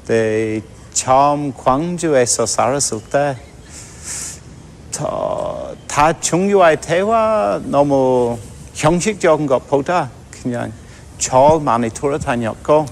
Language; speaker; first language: Korean; non-native, fluent; English